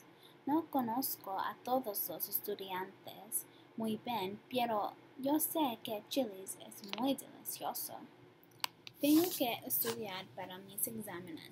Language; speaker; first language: Spanish; non-native, learner; English